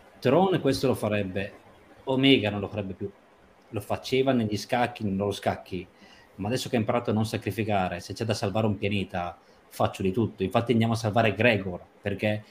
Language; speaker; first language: Italian; native; Italian